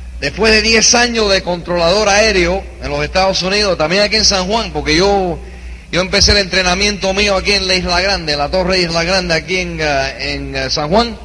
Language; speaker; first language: Spanish; early bilingual, heritage; Spanish